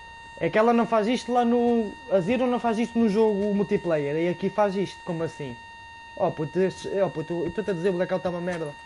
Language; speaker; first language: Portuguese; native; Portuguese